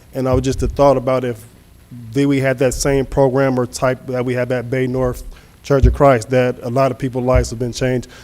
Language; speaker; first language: English; native; English